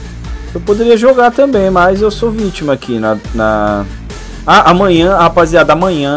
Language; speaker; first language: Portuguese; native; Portuguese